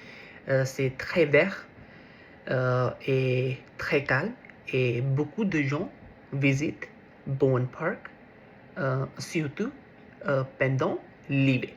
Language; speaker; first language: French; non-native, learner; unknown